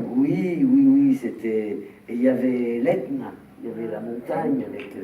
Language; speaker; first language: French; native; French